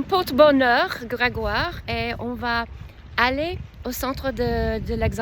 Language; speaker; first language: French; non-native, learner; English